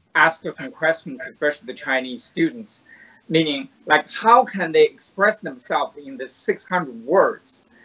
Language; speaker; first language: English; non-native, fluent; Chinese